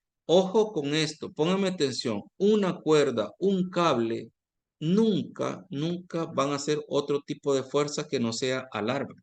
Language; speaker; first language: Spanish; native; Spanish